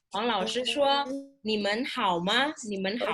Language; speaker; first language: Chinese; non-native, fluent; Indonesian